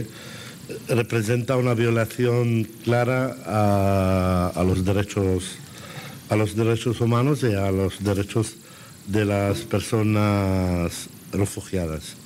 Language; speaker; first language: Spanish; non-native, fluent; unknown